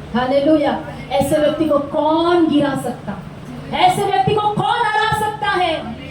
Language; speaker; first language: Hindi; non-native, local second language; Telugu